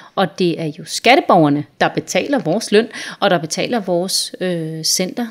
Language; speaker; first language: Danish; native; Danish